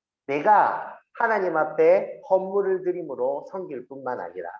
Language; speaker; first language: Korean; native; Korean